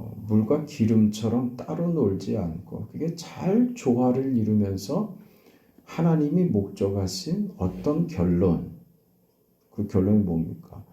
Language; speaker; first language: Korean; native; Korean